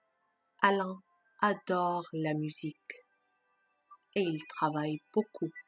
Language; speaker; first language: French; non-native, fluent; Persian